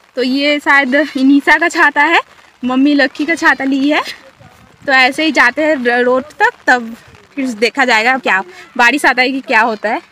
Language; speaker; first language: Hindi; non-native, local second language; Bangla